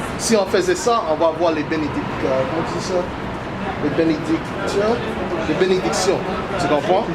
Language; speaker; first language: French; non-native, learner; English